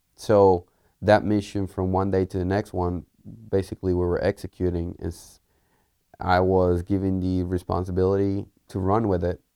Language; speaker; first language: English; early bilingual, other home language; Spanish